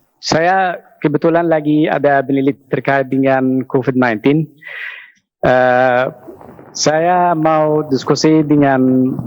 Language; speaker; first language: Indonesian; non-native, fluent; Arabic